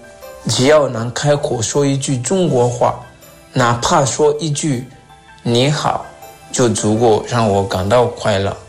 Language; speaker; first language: Chinese; non-native, fluent; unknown